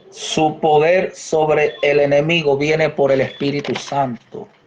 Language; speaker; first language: Spanish; native; Spanish